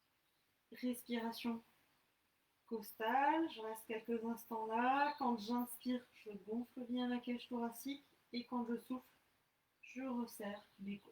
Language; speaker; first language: French; native; French